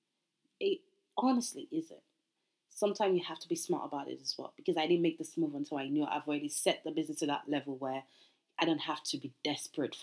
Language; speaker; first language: English; non-native, local second language; Yoruba